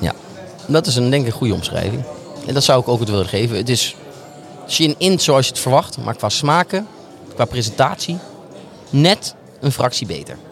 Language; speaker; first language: Dutch; native; Dutch